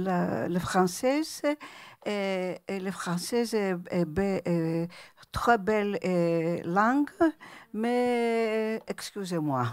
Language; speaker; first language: French; non-native, learner; Greek